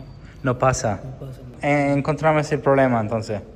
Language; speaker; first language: Spanish; non-native, learner; English